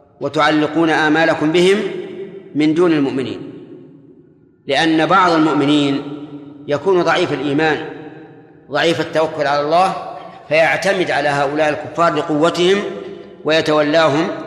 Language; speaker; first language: Arabic; native; Arabic